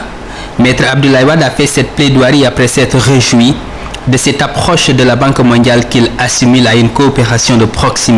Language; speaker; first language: French; non-native, local second language; Wolof